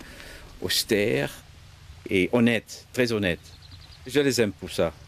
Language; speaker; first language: French; non-native, fluent; Dutch